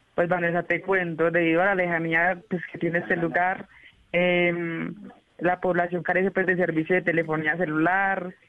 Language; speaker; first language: Spanish; native; Spanish